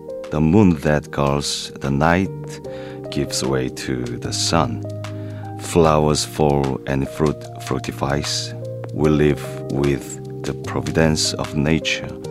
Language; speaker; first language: English; non-native, fluent; Korean